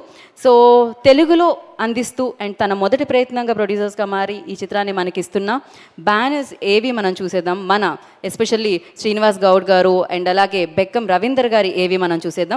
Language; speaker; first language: Telugu; native; Telugu